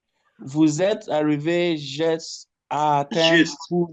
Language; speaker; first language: French; non-native, learner; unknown